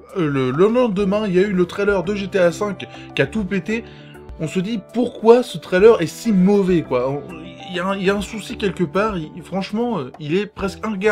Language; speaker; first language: French; native; French